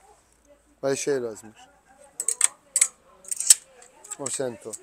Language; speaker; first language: Russian; non-native, learner; Turkish